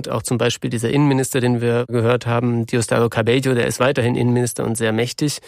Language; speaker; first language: German; native; German